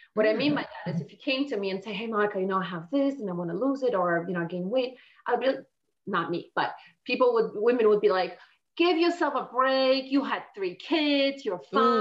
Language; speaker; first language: English; non-native, fluent; Polish